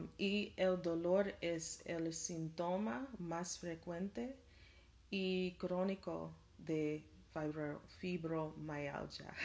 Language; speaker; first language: Spanish; non-native, learner; English